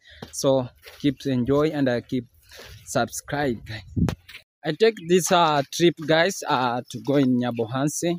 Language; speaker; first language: English; non-native, learner; Swahili